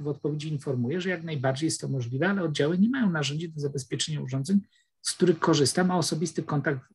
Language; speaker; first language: Polish; native; Polish